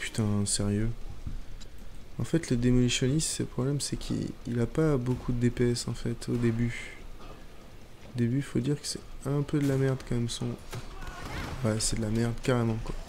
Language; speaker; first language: French; native; French